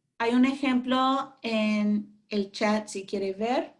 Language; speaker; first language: Spanish; non-native, fluent; English